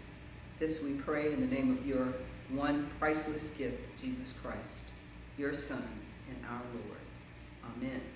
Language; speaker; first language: English; native; English